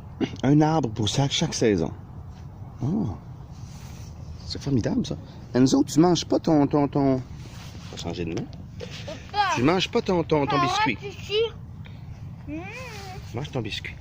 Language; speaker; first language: French; native; French